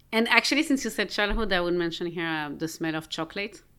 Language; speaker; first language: English; non-native, fluent; French